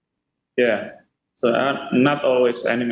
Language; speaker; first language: English; non-native, fluent; Indonesian